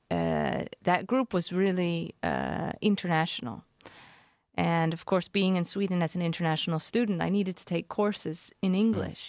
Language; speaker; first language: English; native; English